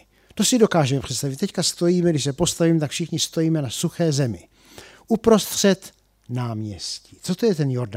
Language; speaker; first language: Czech; native; Czech